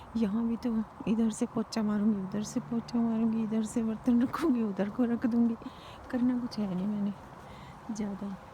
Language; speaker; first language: Hindi; native; Hindi